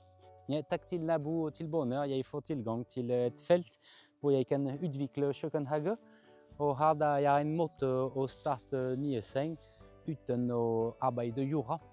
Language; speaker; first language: Norwegian; non-native, fluent; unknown